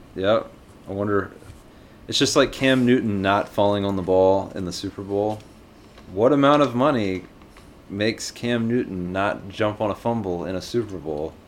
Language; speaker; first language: English; native; English